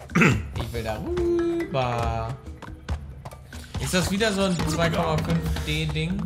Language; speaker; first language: German; native; German